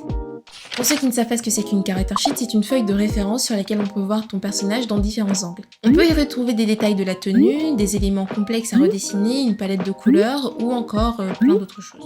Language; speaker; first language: French; native; French